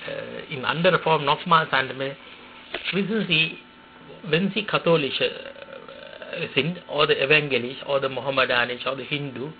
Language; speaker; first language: German; non-native, fluent; Sinhala